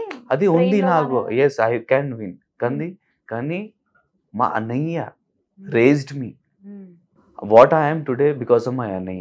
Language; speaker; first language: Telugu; non-native, local second language; Hindi